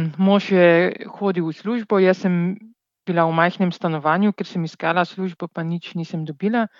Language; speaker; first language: Slovenian; non-native, fluent; Dutch